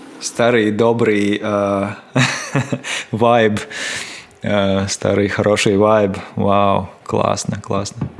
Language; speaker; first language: Russian; non-native, local second language; Latvian